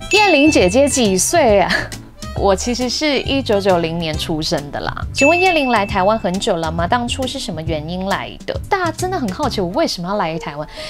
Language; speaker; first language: Chinese; native; Chinese